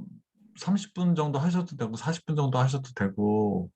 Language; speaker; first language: Korean; native; Korean